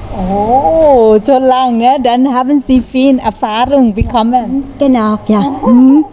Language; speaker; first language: German; non-native, learner; Thai